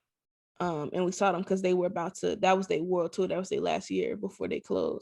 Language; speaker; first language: English; native; English